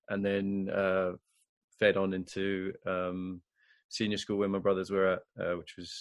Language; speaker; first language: English; native; English